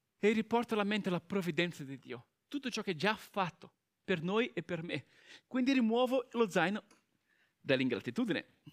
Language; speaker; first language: Italian; non-native, fluent; Portuguese